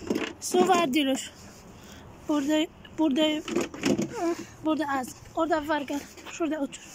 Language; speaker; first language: Turkish; non-native, learner; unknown